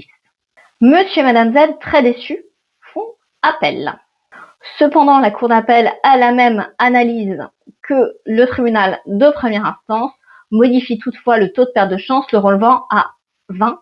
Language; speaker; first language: French; native; French